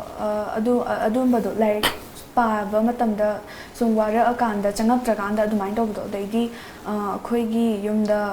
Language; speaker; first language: Manipuri; native; Manipuri